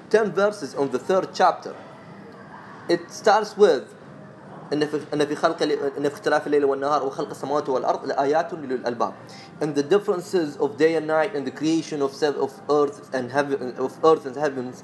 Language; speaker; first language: English; non-native, fluent; Arabic